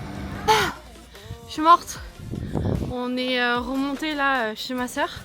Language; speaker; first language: French; native; French